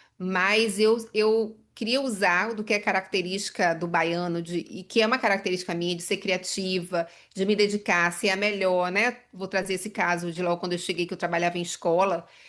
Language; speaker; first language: Portuguese; native; Portuguese